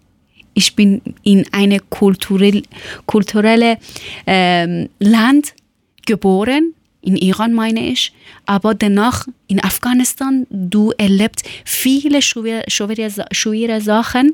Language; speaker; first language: German; non-native, learner; Persian